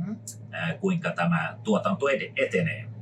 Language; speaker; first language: Finnish; non-native, fluent; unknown